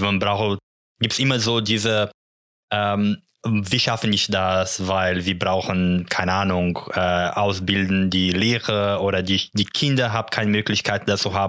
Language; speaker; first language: German; non-native, learner; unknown